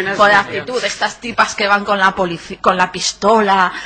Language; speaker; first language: Spanish; native; Spanish